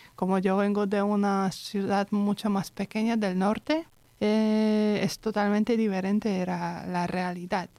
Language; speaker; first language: Spanish; non-native, fluent; Polish